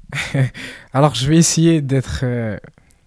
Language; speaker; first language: French; early bilingual, other home language; Kinyarwanda